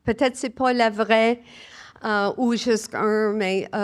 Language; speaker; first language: French; non-native, learner; English